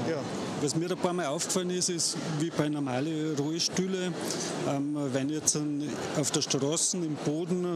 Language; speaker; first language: German; native; German